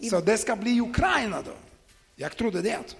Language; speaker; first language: Swedish; non-native, learner; Ukrainian